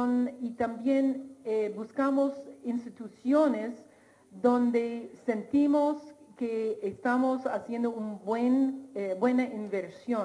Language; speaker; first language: Spanish; non-native, fluent; English